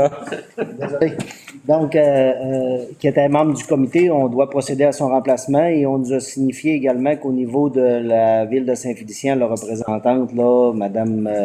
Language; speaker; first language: French; native; French